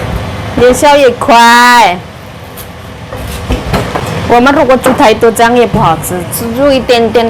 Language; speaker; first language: Chinese; non-native, learner; Indonesian